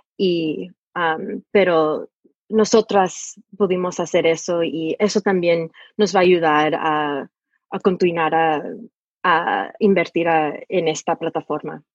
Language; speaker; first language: Spanish; early bilingual, heritage; Spanish